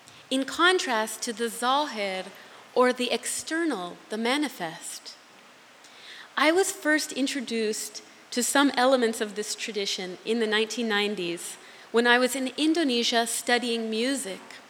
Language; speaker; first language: English; native; English